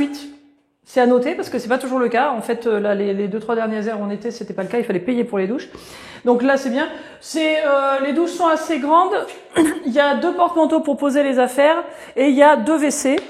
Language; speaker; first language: French; native; French